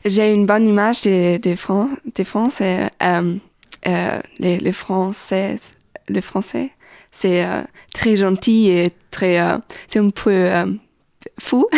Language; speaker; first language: French; non-native, learner; German